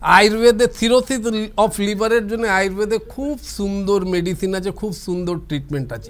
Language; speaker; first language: Bangla; non-native, local second language; Hindi